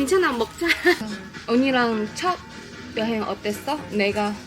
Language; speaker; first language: Korean; non-native, fluent; Chinese